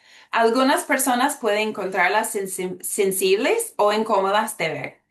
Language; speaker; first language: Spanish; early bilingual, heritage; Spanish